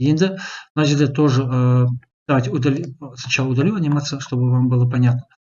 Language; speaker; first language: Russian; non-native, local second language; Kazakh